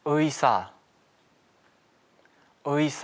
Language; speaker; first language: Korean; non-native, learner; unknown